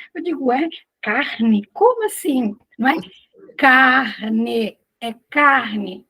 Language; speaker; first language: Portuguese; native; Portuguese